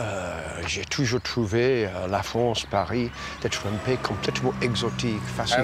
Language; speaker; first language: French; non-native, fluent; English